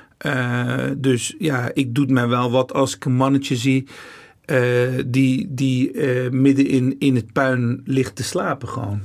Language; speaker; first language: Dutch; early bilingual, other home language; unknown